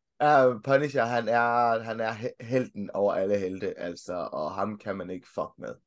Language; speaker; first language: Danish; early bilingual, other home language; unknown